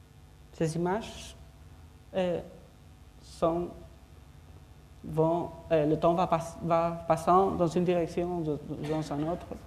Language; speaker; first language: French; non-native, fluent; Spanish